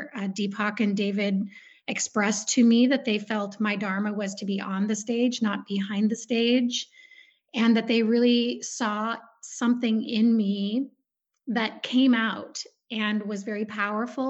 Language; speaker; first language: English; native; English